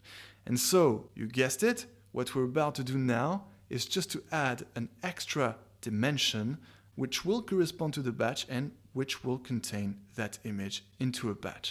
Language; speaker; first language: English; non-native, fluent; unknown